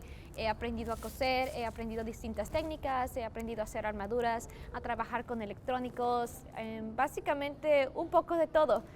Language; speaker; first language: Spanish; early bilingual, heritage; Spanish